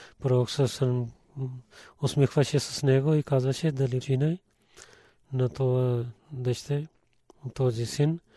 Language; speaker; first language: Bulgarian; non-native, learner; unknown